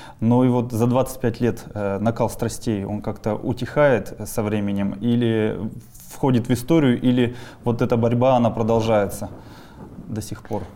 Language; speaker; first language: Russian; native; Russian